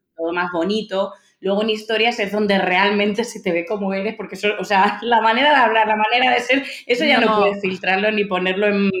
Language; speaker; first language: Spanish; native; Spanish